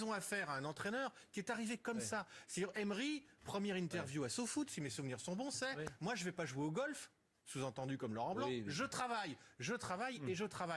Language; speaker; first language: French; native; French